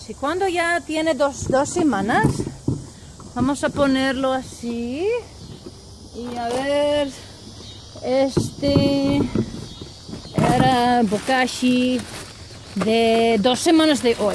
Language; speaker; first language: Spanish; non-native, learner; English